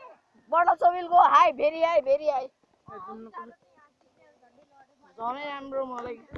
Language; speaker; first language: English; non-native, learner; Nepali